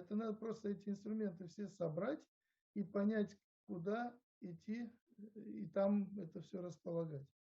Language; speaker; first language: Russian; native; Russian